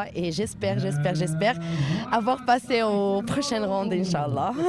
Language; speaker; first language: French; non-native, local second language; Arabic